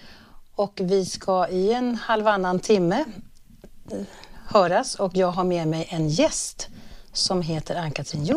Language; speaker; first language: Swedish; native; Swedish